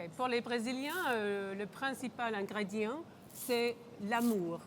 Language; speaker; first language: French; non-native, local second language; English